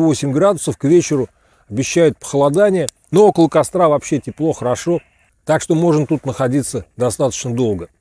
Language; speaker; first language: Russian; native; Russian